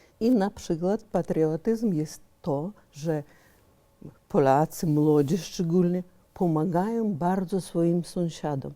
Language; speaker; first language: Polish; early bilingual, heritage; Polish